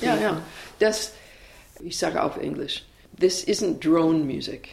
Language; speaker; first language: German; non-native, learner; English